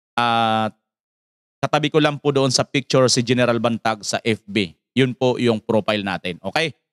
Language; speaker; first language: Filipino; native; Filipino